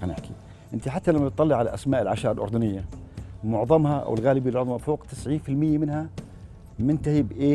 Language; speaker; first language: Arabic; native; Arabic